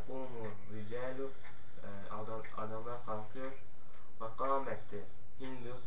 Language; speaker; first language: Arabic; non-native, learner; Turkish